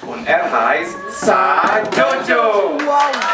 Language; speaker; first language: German; non-native, learner; Indonesian